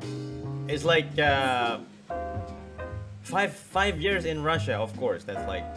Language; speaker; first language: English; non-native, fluent; Indonesian